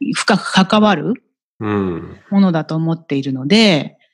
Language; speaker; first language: Japanese; native; Japanese